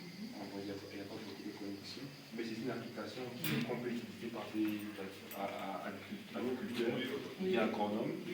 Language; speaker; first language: French; non-native, local second language; Rundi